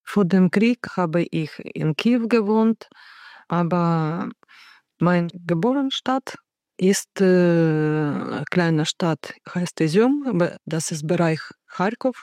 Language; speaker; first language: German; non-native, learner; Ukrainian